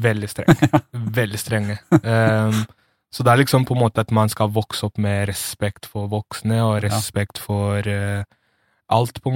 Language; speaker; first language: Norwegian; early bilingual, other home language; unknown